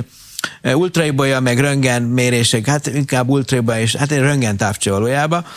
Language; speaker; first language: Hungarian; native; Hungarian